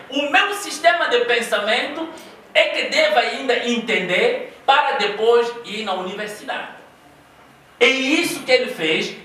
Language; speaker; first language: Portuguese; non-native, local second language; Kongo